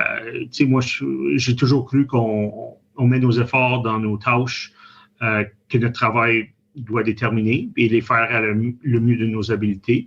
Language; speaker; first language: French; native; French